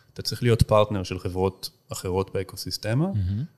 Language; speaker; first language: Hebrew; native; Hebrew